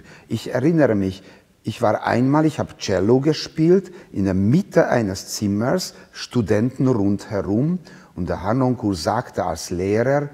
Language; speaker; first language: German; non-native, fluent; Hungarian